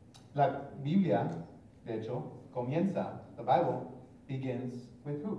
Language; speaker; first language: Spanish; early bilingual, heritage; English